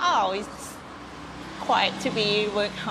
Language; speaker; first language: English; non-native, learner; Thai